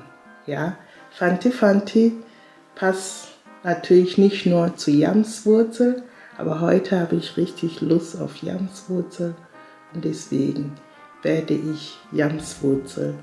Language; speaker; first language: German; non-native, fluent; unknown